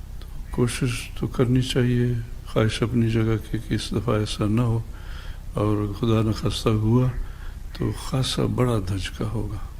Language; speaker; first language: Urdu; non-native, local second language; Baluchi